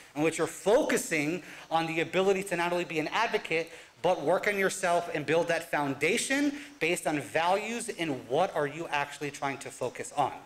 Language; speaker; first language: English; native; English